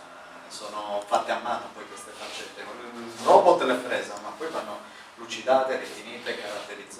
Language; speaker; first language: Italian; native; Italian